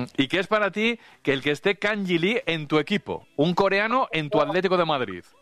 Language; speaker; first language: Spanish; native; Spanish